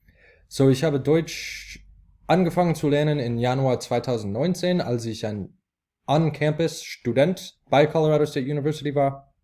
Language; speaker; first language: German; non-native, fluent; English